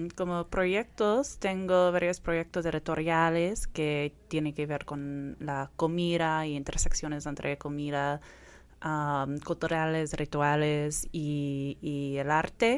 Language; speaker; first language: Spanish; non-native, fluent; English